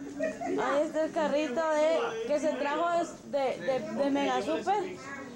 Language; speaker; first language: Spanish; native; Spanish